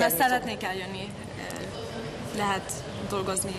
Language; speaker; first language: Hungarian; early bilingual, heritage; English